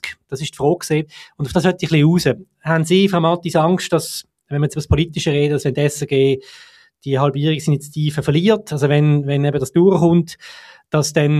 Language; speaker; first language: German; native; German